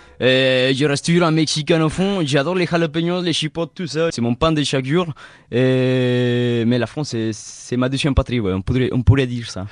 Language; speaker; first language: French; non-native, fluent; Spanish